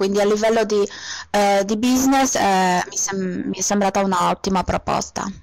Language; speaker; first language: Italian; non-native, fluent; Polish